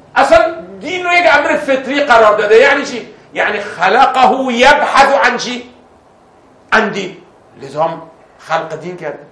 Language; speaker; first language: Persian; non-native, fluent; Arabic